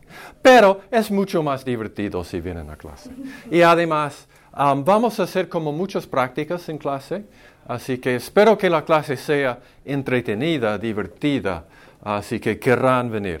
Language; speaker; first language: Spanish; non-native, fluent; English